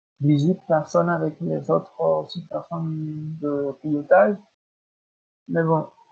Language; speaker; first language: French; non-native, learner; Spanish